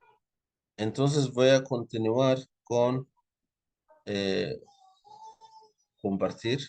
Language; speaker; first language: Spanish; non-native, fluent; Arabic